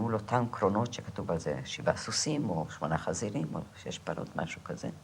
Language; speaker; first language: Hebrew; non-native, fluent; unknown